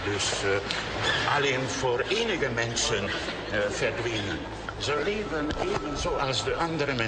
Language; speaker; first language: Dutch; non-native, fluent; Hungarian